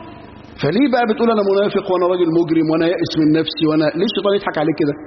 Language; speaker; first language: Arabic; native; Arabic